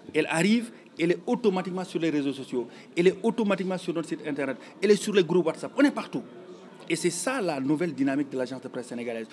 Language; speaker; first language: French; non-native, local second language; Wolof